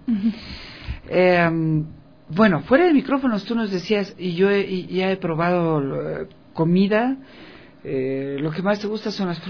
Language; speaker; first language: Spanish; native; Spanish